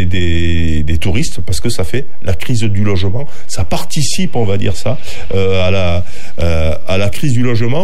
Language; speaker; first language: French; native; French